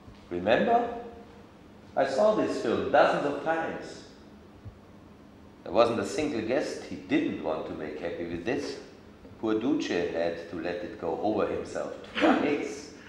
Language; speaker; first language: English; non-native, fluent; German